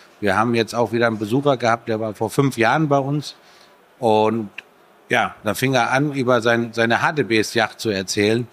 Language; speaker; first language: German; native; German